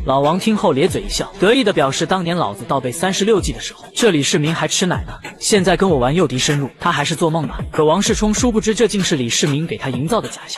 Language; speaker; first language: Chinese; native; Chinese